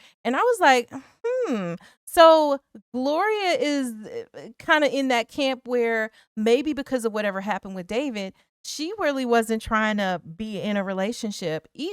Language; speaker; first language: English; native; English